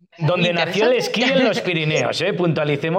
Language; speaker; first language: Spanish; native; Spanish